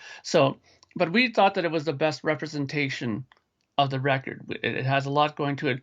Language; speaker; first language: English; native; English